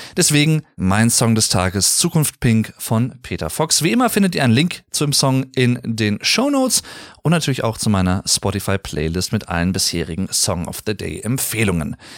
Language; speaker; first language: German; native; German